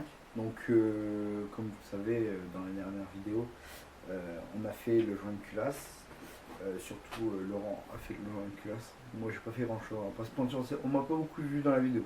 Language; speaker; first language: French; native; French